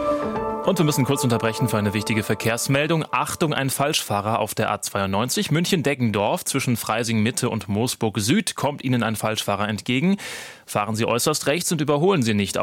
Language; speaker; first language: German; native; German